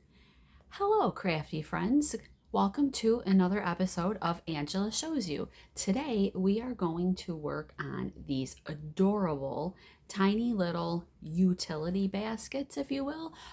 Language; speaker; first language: English; native; English